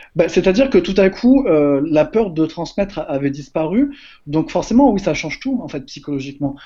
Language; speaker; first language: French; native; French